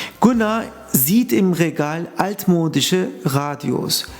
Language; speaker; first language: German; non-native, fluent; Turkish